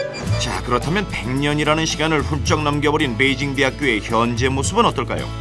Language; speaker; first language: Korean; native; Korean